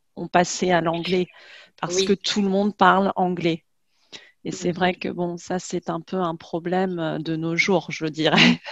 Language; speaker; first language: French; native; French